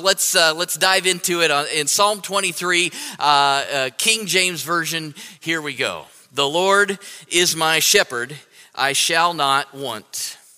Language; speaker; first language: English; native; English